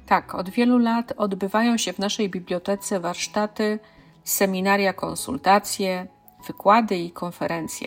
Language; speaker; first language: Polish; native; Polish